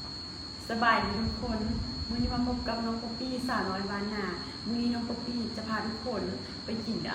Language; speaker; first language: Thai; non-native, local second language; Lao